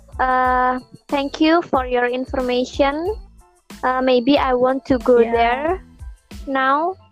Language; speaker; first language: English; non-native, learner; Indonesian